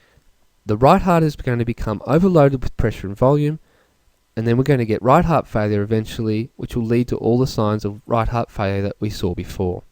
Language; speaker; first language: English; native; English